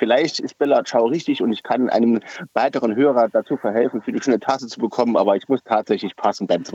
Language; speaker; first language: German; native; German